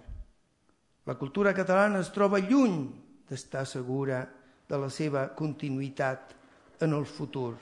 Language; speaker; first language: Catalan; non-native, fluent; Italian